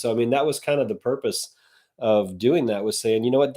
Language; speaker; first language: English; native; English